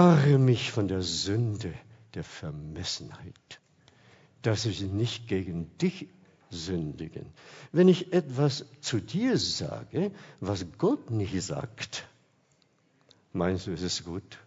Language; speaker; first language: German; non-native, fluent; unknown